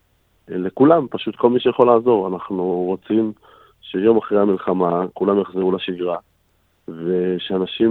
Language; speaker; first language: Hebrew; native; Hebrew